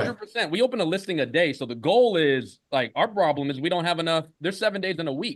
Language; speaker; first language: English; native; English